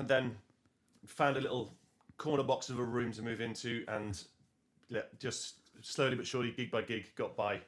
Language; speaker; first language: English; native; English